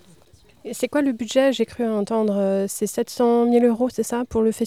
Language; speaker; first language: French; native; French